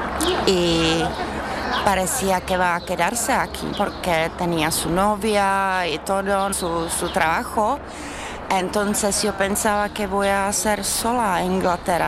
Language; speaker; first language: Spanish; non-native, fluent; Czech